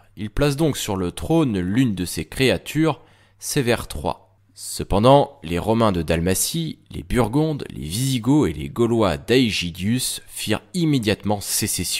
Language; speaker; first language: French; native; French